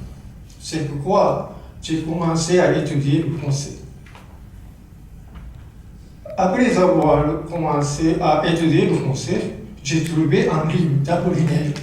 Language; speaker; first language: French; non-native, learner; Japanese